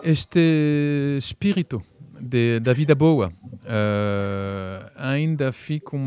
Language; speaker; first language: Portuguese; early bilingual, heritage; French